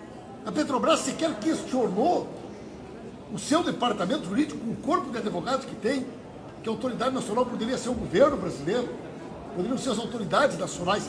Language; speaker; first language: Portuguese; native; Portuguese